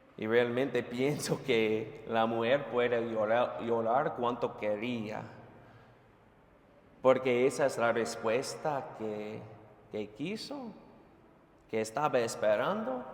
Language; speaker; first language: Spanish; non-native, fluent; English